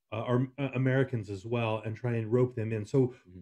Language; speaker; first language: English; native; English